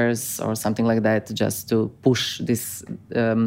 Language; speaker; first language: English; non-native, fluent; Croatian